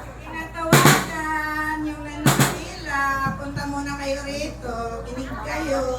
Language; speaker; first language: Filipino; non-native, local second language; Cebuano